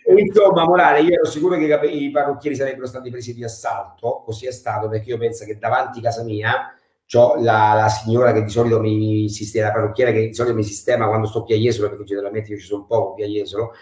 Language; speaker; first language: Italian; native; Italian